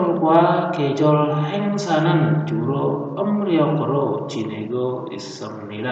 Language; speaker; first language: Korean; non-native, fluent; Indonesian